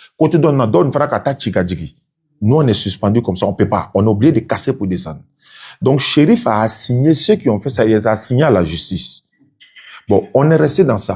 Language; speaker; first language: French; non-native, local second language; Bambara